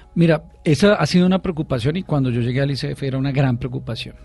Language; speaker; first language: Spanish; native; Spanish